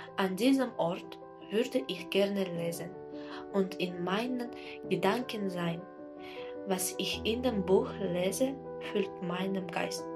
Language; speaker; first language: German; non-native, learner; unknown